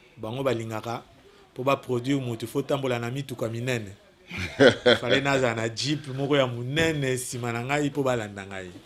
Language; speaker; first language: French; non-native, local second language; Lingala